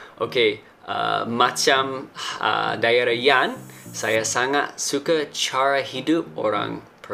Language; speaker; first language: Indonesian; non-native, fluent; English